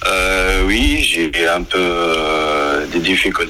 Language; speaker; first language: French; non-native, local second language; Arabic